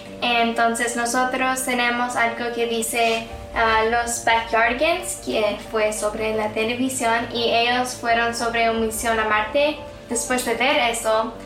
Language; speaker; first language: Spanish; non-native, learner; English